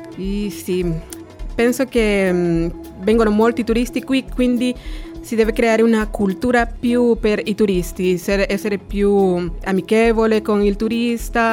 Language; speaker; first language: Italian; non-native, fluent; Spanish